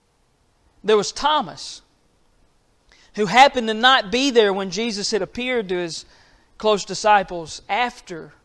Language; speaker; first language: English; native; English